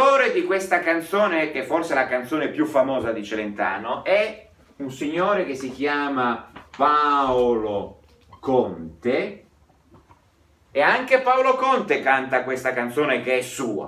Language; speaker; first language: Italian; non-native, fluent; Russian